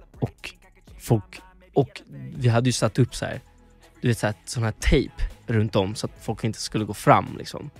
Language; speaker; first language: Swedish; early bilingual, other home language; Spanish